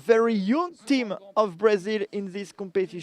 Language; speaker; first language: English; non-native, learner; French